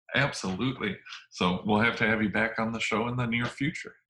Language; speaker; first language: English; native; English